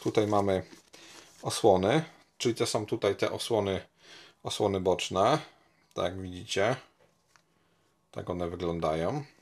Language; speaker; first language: Polish; native; Polish